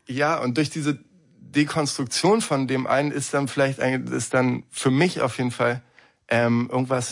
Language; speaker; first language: German; native; German